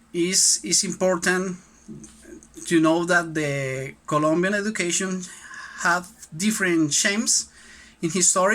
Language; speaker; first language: English; non-native, learner; Spanish